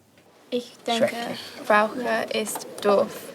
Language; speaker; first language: German; non-native, learner; English